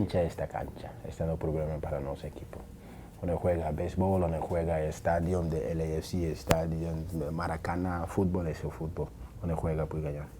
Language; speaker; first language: Spanish; non-native, learner; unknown